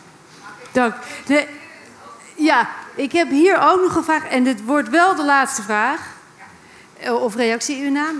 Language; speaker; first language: Dutch; native; Dutch